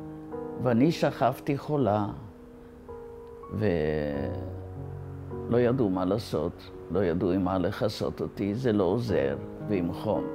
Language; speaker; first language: Hebrew; non-native, fluent; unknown